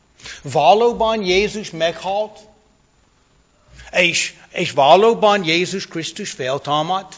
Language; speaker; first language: Hungarian; non-native, fluent; English